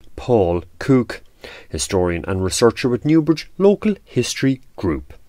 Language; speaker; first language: English; native; English